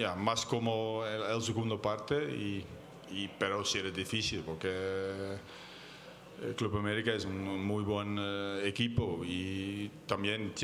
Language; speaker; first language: Spanish; non-native, learner; Dutch